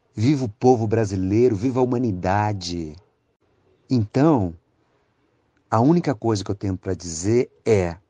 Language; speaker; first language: Portuguese; native; Portuguese